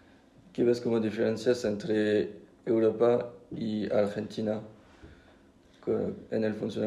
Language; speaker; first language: Spanish; non-native, fluent; French